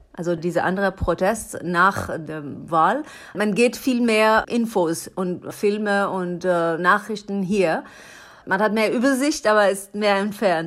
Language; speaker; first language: German; non-native, learner; Persian